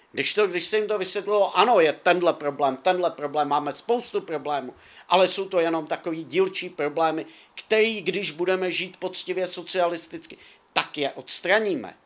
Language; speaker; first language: Czech; native; Czech